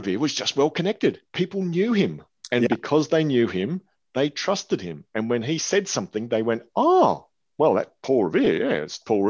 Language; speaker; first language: English; native; English